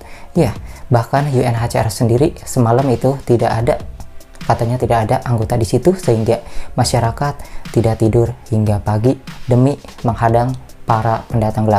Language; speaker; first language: Indonesian; native; Indonesian